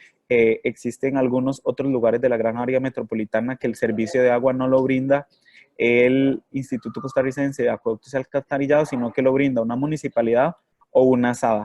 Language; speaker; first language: Spanish; native; Spanish